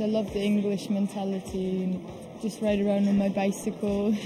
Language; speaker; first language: English; non-native, fluent; Dutch